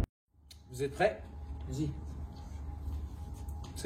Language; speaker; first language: French; native; French